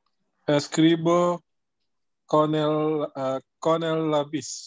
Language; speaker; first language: Spanish; non-native, learner; Indonesian